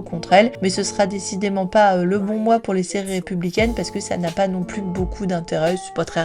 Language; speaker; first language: French; native; French